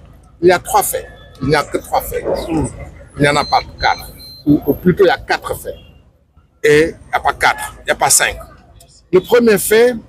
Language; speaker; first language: French; non-native, local second language; Wolof